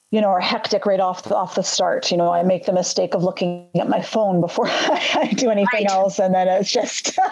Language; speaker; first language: English; native; English